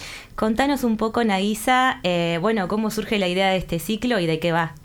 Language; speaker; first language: Spanish; native; Spanish